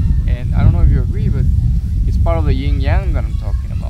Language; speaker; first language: English; non-native, fluent; Spanish